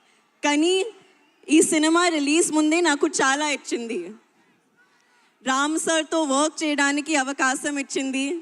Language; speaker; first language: Telugu; non-native, local second language; Hindi